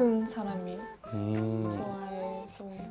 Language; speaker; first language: Korean; non-native, learner; Japanese